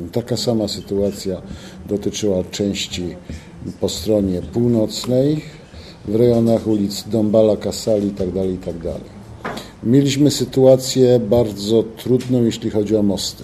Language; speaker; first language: Polish; native; Polish